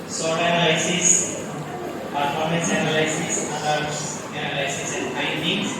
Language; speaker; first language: English; non-native, local second language; Bangla